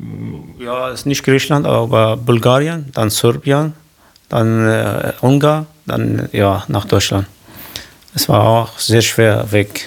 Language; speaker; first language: German; non-native, fluent; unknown